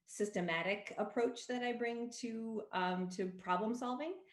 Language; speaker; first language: English; native; English